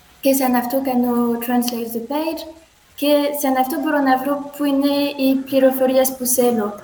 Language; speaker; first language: Greek; non-native, learner; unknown